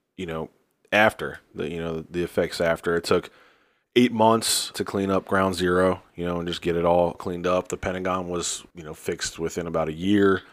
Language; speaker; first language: English; native; English